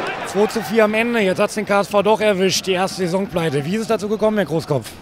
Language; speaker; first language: German; native; German